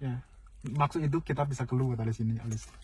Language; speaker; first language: Indonesian; non-native, learner; Chinese